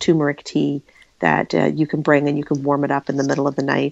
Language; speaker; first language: English; native; English